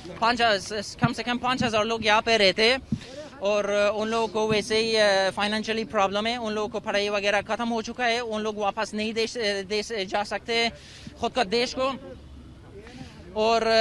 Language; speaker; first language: Hindi; non-native, fluent; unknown